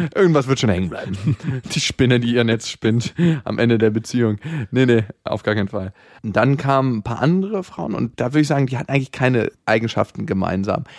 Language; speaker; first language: German; native; German